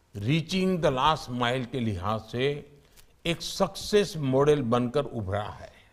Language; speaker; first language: Hindi; non-native, local second language; Gujarati